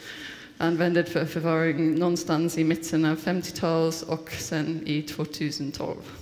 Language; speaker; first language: Swedish; non-native, fluent; English